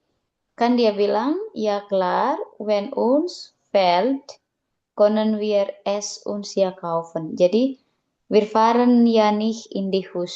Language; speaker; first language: German; non-native, learner; Indonesian